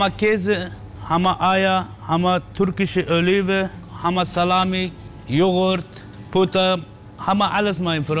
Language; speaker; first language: German; non-native, learner; Turkish